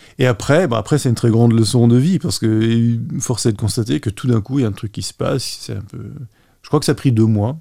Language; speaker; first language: French; non-native, local second language; Luxembourgish